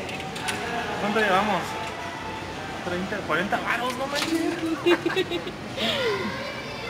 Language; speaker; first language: Spanish; native; Spanish